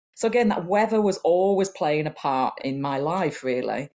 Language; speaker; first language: English; native; English